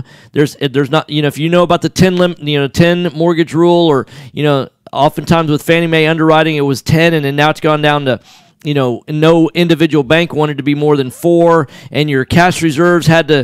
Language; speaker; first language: English; native; English